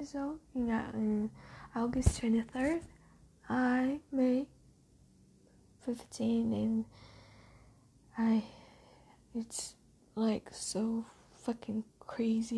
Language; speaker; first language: English; non-native, learner; Portuguese